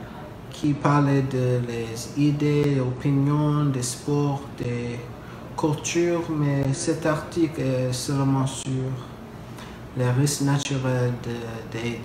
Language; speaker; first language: French; non-native, learner; English